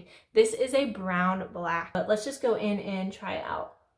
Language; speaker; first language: English; native; English